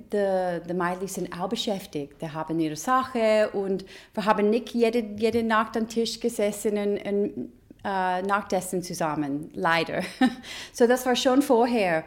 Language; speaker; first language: German; non-native, learner; English